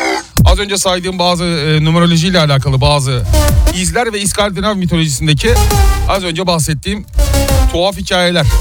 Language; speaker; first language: Turkish; native; Turkish